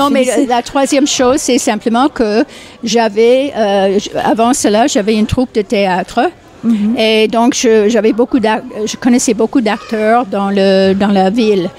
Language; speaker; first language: French; non-native, fluent; English